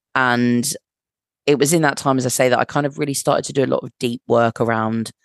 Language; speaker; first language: English; native; English